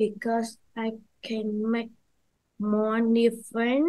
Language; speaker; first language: English; non-native, learner; Vietnamese